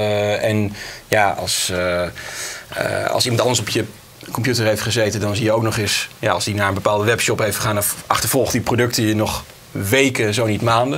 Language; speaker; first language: Dutch; native; Dutch